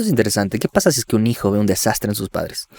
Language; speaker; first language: Spanish; native; Spanish